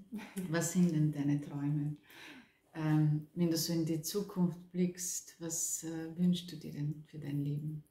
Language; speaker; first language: German; native; German